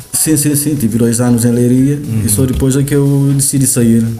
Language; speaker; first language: Portuguese; non-native, local second language; Kabuverdianu